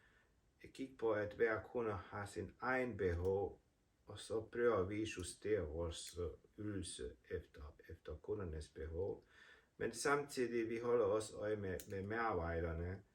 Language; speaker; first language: Danish; non-native, fluent; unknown